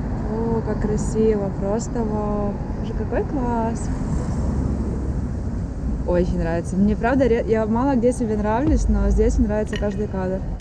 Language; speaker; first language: Russian; native; Russian